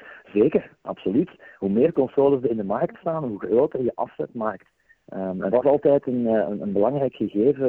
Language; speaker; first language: Dutch; native; Dutch